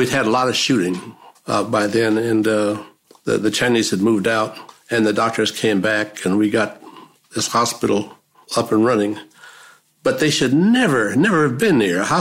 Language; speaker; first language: English; native; English